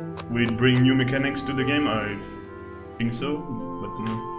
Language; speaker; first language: English; non-native, fluent; French